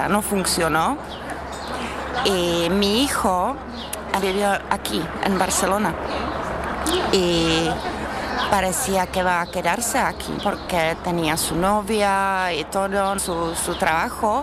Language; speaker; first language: Spanish; non-native, learner; Czech